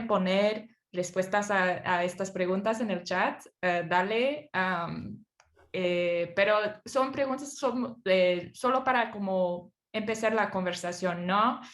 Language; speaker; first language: Spanish; non-native, fluent; English